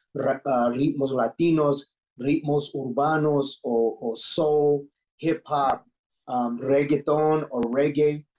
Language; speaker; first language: Spanish; early bilingual, heritage; English